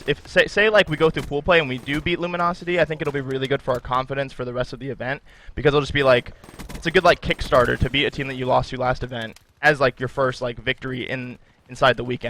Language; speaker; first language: English; native; English